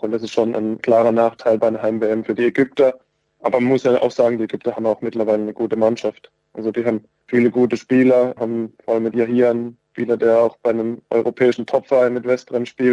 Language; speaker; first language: German; native; German